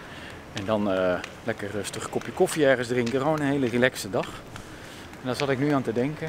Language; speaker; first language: Dutch; native; Dutch